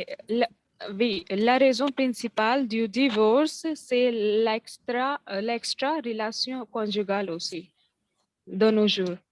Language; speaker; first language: French; non-native, learner; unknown